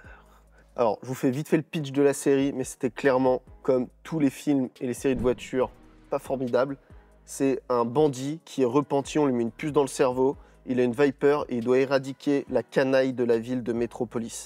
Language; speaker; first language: French; native; French